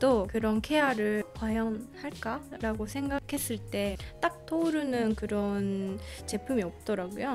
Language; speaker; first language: Korean; non-native, fluent; Japanese